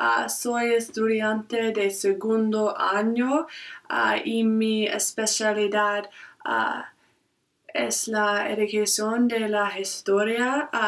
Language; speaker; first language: Spanish; non-native, learner; English